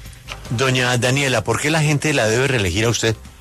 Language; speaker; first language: Spanish; native; Spanish